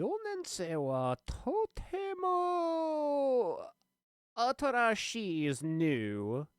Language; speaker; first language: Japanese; non-native, learner; English